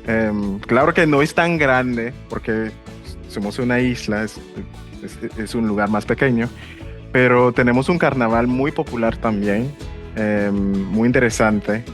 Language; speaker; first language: Spanish; non-native, fluent; English